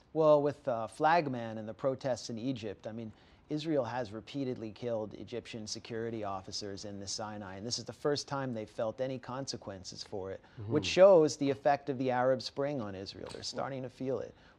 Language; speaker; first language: English; native; English